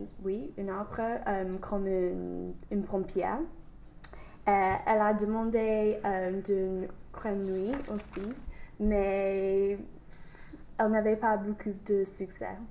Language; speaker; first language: French; non-native, learner; English